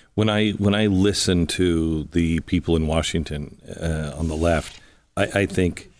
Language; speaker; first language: English; native; English